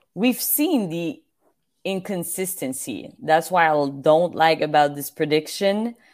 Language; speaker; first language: English; non-native, fluent; French